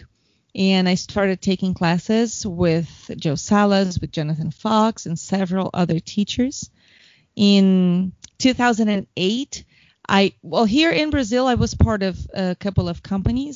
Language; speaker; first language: English; non-native, fluent; Portuguese